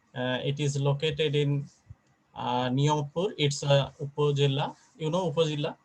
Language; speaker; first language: English; non-native, fluent; Bangla